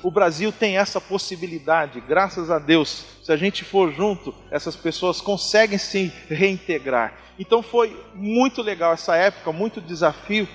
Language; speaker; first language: Portuguese; native; Portuguese